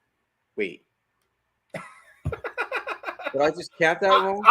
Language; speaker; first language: English; native; English